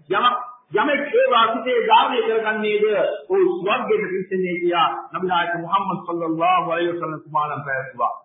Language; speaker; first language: Sinhala; non-native, local second language; Tamil